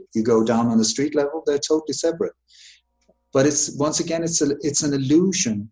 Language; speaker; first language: English; early bilingual, other home language; Danish